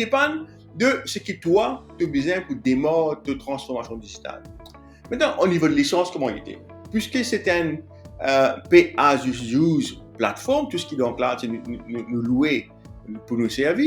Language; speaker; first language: French; non-native, local second language; Morisyen